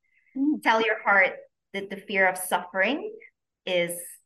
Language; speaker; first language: English; non-native, local second language; Filipino